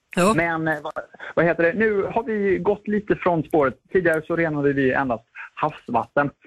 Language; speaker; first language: Swedish; native; Swedish